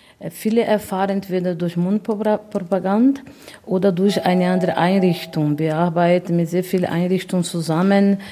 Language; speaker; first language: German; non-native, fluent; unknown